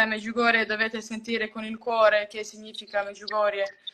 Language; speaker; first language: Italian; non-native, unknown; Croatian